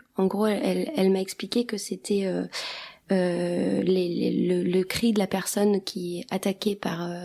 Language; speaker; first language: French; early bilingual, other home language; Albanian